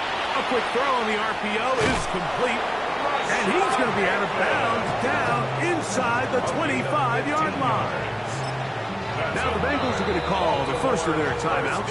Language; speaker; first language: English; native; English